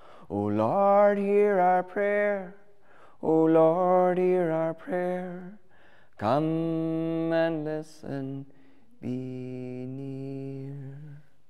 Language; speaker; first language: English; native; English